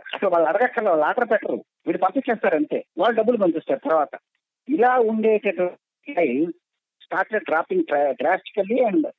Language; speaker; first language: Telugu; native; Telugu